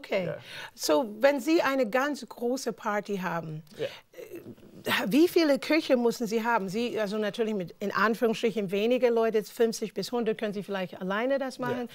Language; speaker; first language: German; non-native, fluent; English